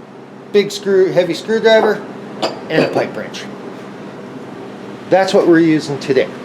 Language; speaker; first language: English; native; English